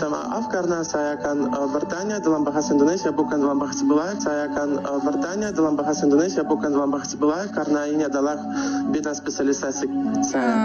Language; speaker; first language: Indonesian; non-native, fluent; Russian